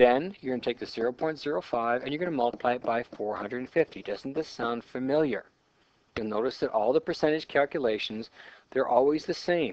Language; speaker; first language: English; native; English